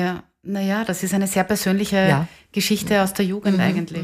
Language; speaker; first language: German; native; German